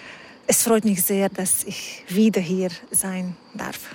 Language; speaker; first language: German; non-native, fluent; Hungarian